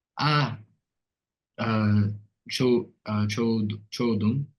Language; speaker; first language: Turkish; non-native, learner; English